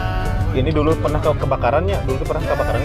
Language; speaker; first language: Indonesian; native; Indonesian